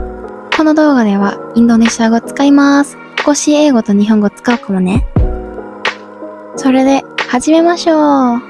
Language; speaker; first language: Japanese; non-native, learner; Indonesian